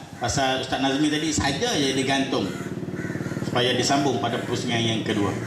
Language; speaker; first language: Malay; native; Malay